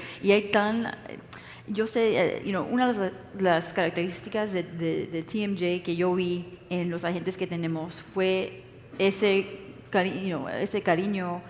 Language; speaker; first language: Spanish; early bilingual, heritage; English